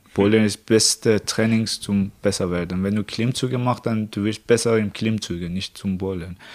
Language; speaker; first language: German; non-native, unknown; Persian